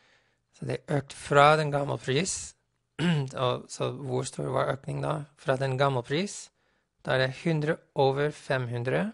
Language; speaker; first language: Norwegian; non-native, fluent; English